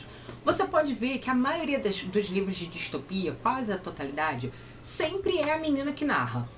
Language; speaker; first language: Portuguese; native; Portuguese